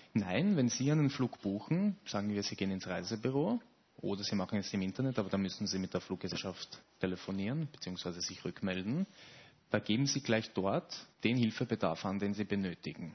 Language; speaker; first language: German; native; German